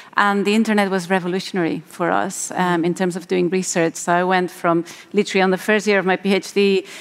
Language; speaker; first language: English; non-native, fluent; Spanish